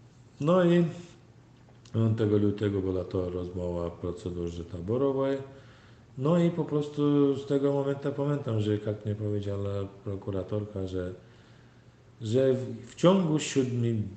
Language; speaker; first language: Polish; non-native, learner; Turkmen